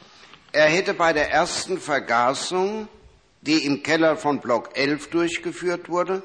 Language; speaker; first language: German; native; German